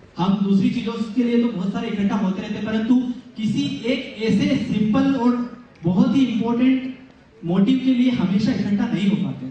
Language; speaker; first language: Hindi; native; Hindi